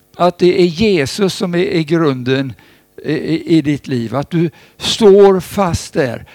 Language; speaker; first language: Swedish; native; Swedish